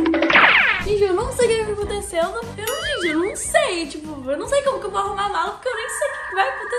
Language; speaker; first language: Portuguese; native; Portuguese